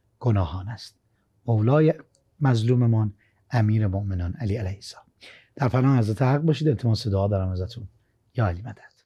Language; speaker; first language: Persian; native; Persian